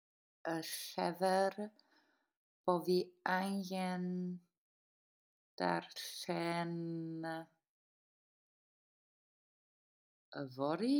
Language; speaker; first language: Welsh; non-native, learner; English